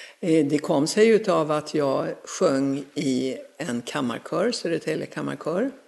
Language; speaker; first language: Swedish; native; Swedish